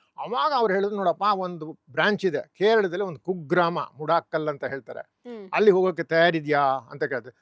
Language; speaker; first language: Kannada; native; Kannada